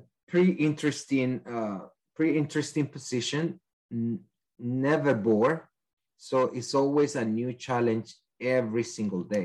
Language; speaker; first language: English; non-native, fluent; Spanish